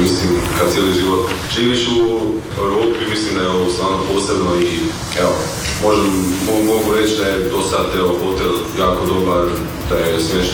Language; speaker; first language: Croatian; early bilingual, heritage; Croatian